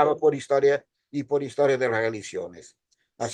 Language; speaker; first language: Spanish; non-native, fluent; Portuguese